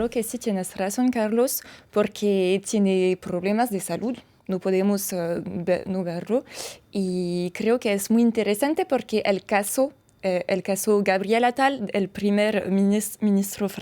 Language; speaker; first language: Spanish; non-native, fluent; French